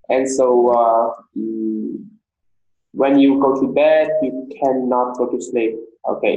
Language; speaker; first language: English; non-native, learner; Vietnamese